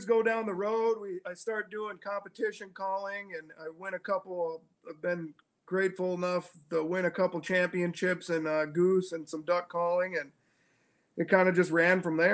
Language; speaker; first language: English; native; English